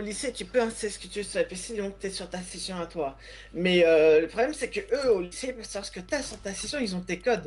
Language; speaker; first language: French; native; French